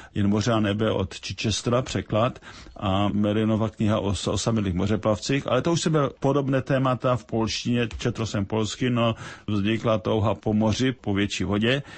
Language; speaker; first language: Czech; native; Czech